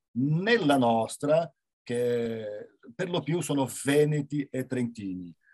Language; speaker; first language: Italian; non-native, fluent; Portuguese